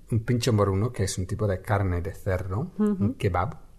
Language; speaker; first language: Spanish; non-native, fluent; English